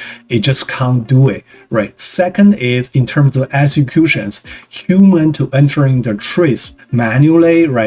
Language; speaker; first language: English; non-native, fluent; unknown